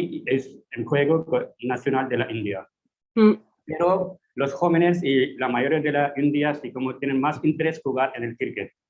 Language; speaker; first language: Spanish; non-native, fluent; Hindi